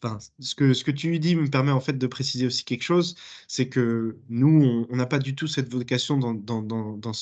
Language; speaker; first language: French; native; French